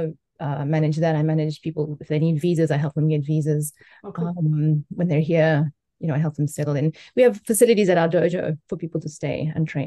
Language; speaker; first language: English; native; English